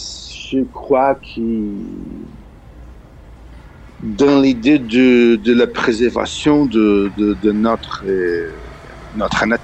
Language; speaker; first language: French; non-native, fluent; Portuguese